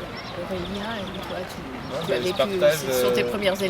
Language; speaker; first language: French; native; French